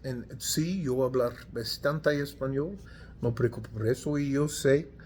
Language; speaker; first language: Spanish; non-native, learner; English